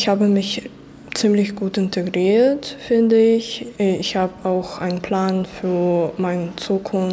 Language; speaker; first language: German; non-native, fluent; Ukrainian